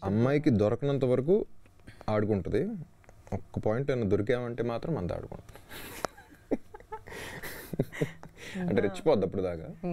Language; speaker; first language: Telugu; native; Telugu